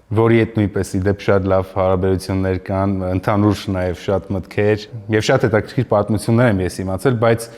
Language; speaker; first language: Armenian; native; Armenian